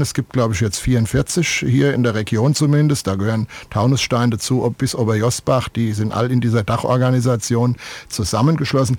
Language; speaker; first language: German; native; German